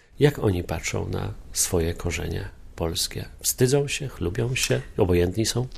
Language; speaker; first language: Polish; native; Polish